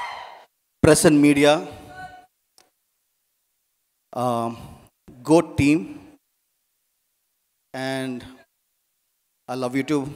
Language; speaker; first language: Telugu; non-native, learner; Tamil